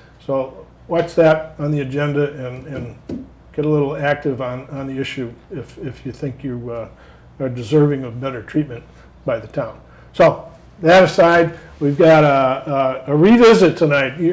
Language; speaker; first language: English; native; English